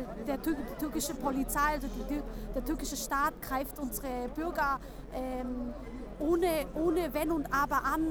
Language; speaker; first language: German; early bilingual, other home language; Kurdish